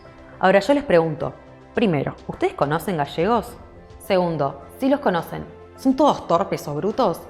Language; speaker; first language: Spanish; native; Spanish